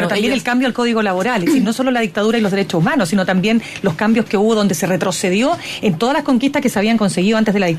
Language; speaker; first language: Spanish; native; Spanish